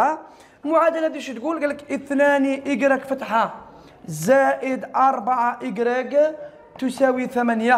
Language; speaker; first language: Arabic; native; Arabic